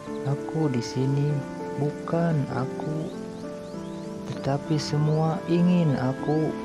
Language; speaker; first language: Indonesian; non-native, local second language; Sundanese